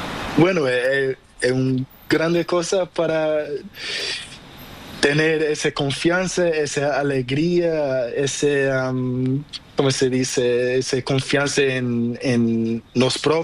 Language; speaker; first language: Spanish; non-native, learner; Portuguese